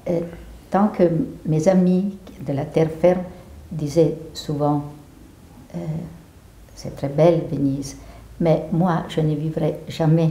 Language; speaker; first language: French; non-native, fluent; Italian